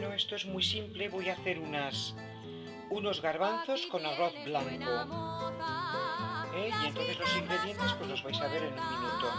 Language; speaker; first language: Spanish; native; Spanish